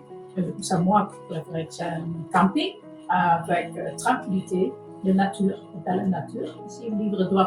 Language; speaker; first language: French; non-native, learner; Dutch